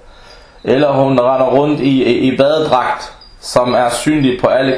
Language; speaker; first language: Danish; non-native, fluent; Arabic